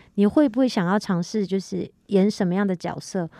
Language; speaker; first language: Chinese; native; Chinese